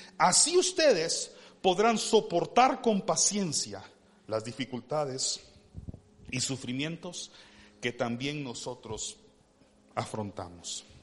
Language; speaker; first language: Spanish; early bilingual, heritage; Spanish